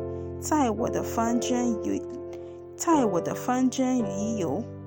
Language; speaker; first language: Chinese; non-native, fluent; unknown